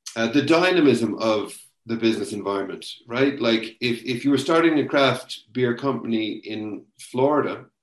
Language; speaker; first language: English; native; English